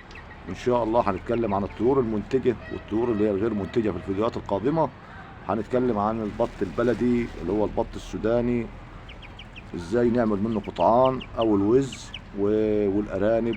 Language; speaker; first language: Arabic; native; Arabic